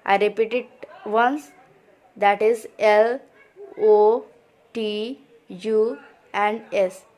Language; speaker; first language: English; non-native, local second language; Hindi